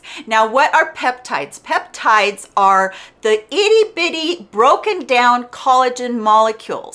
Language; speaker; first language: English; native; English